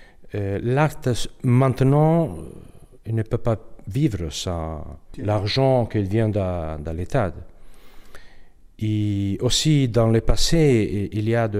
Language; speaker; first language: French; non-native, learner; Italian